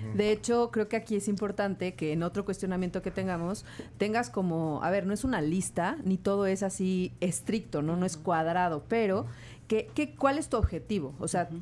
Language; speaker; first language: Spanish; native; Spanish